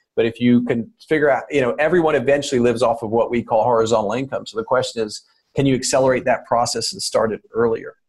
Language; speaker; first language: English; native; English